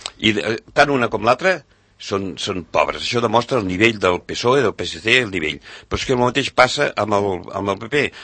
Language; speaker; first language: Catalan; native; Catalan